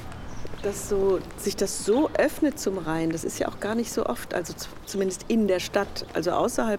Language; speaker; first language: German; native; German